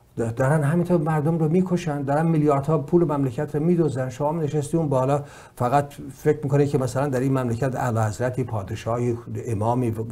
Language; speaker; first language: Persian; native; Persian